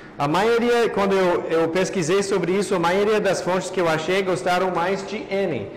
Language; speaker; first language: Portuguese; non-native, fluent; English